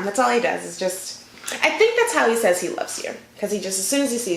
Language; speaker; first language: English; native; English